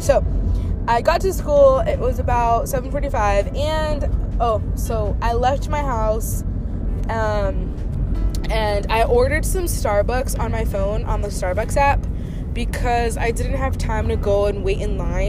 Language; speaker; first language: English; native; English